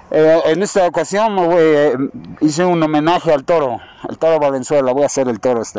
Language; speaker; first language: Spanish; native; Spanish